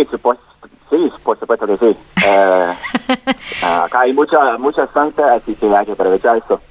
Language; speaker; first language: Spanish; non-native, fluent; English